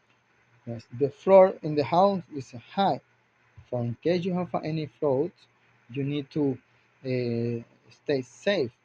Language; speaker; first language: English; non-native, learner; Spanish